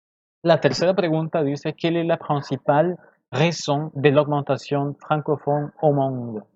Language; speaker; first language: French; non-native, fluent; Spanish